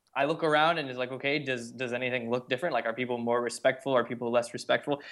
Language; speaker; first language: English; early bilingual, other home language; Hindi